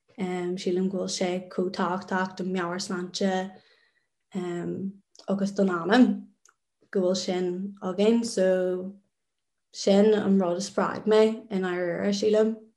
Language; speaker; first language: Irish; non-native, local second language; English